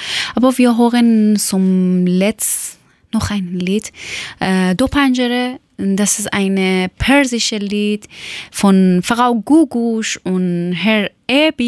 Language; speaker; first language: German; non-native, learner; Persian